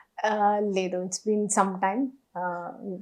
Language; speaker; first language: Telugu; non-native, learner; Hindi